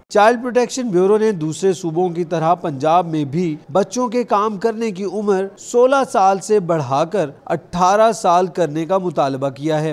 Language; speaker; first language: Urdu; native; Urdu